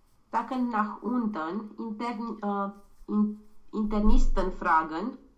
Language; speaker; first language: German; non-native, learner; Romanian